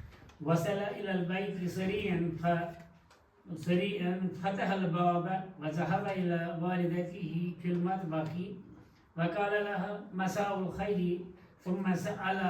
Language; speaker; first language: Arabic; non-native, learner; Kashmiri